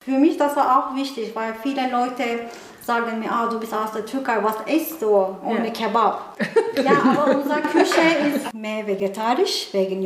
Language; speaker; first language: German; non-native, learner; Turkish